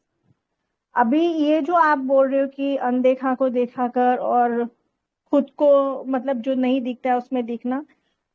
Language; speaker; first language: Hindi; native; Hindi